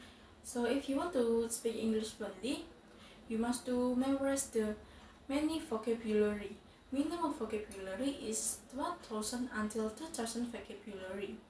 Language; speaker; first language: English; non-native, fluent; Indonesian